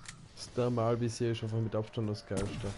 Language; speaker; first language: German; native; German